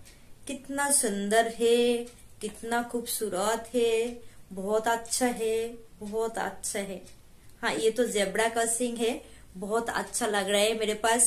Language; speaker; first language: Hindi; non-native, local second language; Bangla